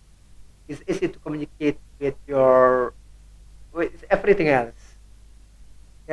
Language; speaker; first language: English; non-native, learner; Indonesian